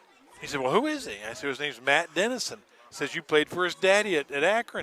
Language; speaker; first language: English; native; English